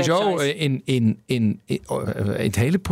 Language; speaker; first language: Dutch; native; Dutch